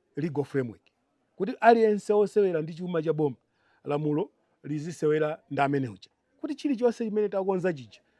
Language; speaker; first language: Nyanja; native; Nyanja